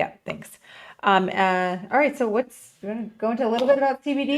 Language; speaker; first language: English; native; English